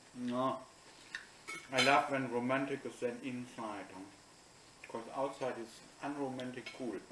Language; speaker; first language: English; non-native, fluent; German